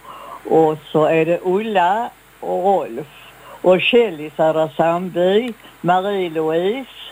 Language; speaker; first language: Swedish; native; Swedish